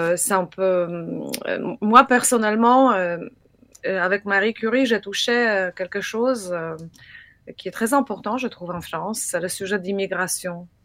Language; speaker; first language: French; non-native, fluent; Polish